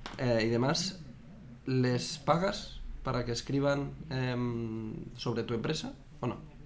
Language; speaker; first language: Spanish; native; Spanish